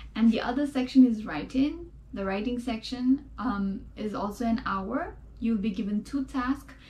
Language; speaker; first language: English; non-native, local second language; Nepali